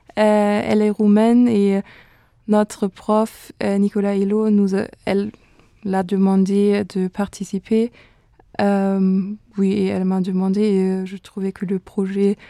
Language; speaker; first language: French; non-native, fluent; German